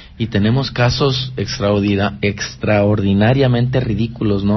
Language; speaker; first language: Spanish; early bilingual, heritage; Spanish